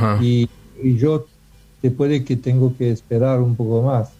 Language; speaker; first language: Spanish; non-native, learner; French